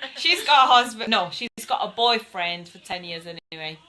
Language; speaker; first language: English; non-native, fluent; Hungarian